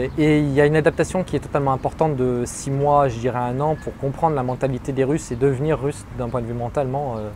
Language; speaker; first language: French; native; French